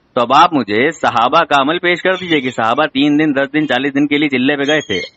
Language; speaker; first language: Hindi; native; Hindi